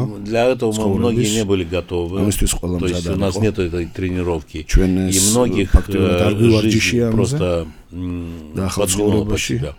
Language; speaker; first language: Russian; non-native, fluent; Romanian